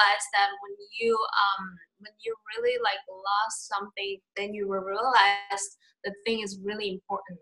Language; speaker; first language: English; non-native, fluent; Chinese